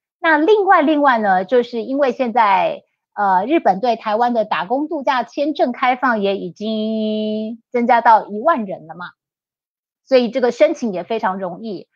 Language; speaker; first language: Chinese; native; Chinese